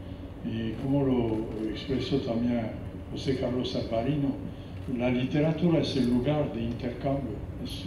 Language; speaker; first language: Spanish; non-native, fluent; French